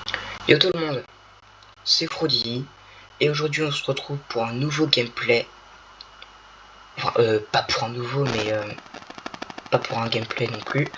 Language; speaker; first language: French; native; French